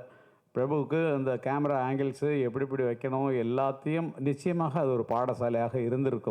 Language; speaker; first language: Tamil; native; Tamil